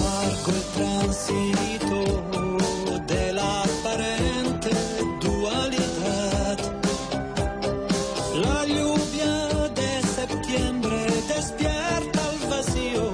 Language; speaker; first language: Spanish; native; Spanish